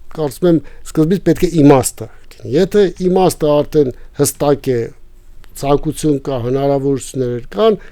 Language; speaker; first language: Armenian; native; Armenian